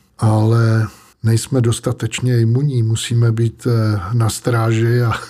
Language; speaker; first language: Czech; native; Czech